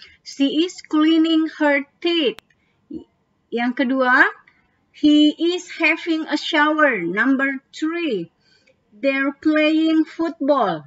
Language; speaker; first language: English; non-native, fluent; Indonesian